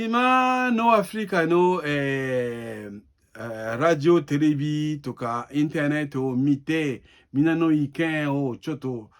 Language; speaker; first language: Japanese; non-native, learner; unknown